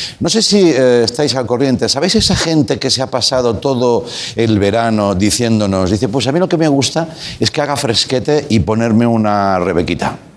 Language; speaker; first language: Spanish; non-native, local second language; Catalan